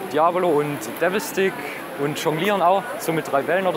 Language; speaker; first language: German; native; German